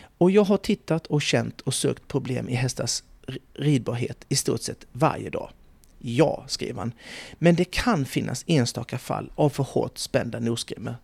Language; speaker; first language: Swedish; native; Swedish